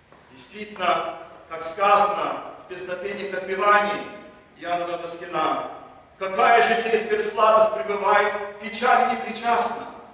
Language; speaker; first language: Russian; early bilingual, heritage; Russian